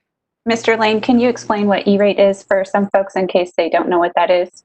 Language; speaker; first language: English; native; English